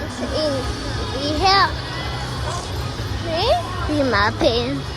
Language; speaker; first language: Danish; early bilingual, heritage; Danish